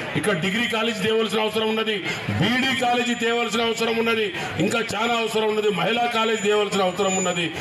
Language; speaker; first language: Telugu; non-native, local second language; Lambadi